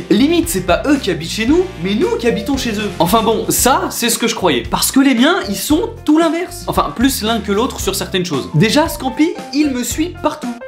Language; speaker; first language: French; native; French